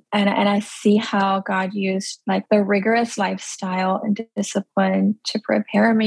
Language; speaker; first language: English; early bilingual, other home language; Pennsylvania German